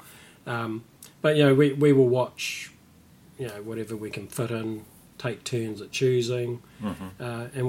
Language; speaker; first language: English; native; English